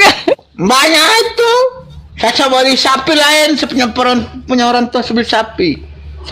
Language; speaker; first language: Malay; non-native, local second language; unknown